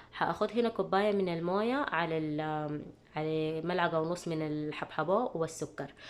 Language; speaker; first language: Arabic; native; Arabic